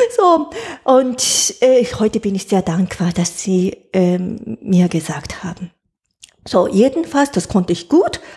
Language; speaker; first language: German; non-native, fluent; Japanese